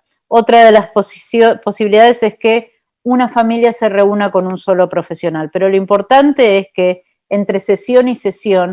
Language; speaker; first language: Spanish; native; Spanish